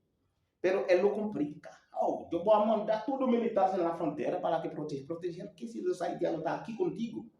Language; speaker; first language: Spanish; non-native, learner; Haitian Creole